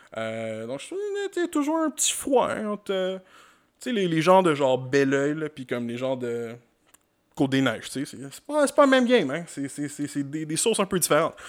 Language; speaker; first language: French; native; French